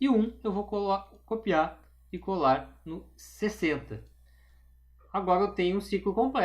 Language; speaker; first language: Portuguese; native; Portuguese